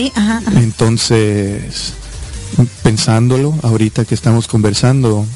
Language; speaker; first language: Spanish; native; Spanish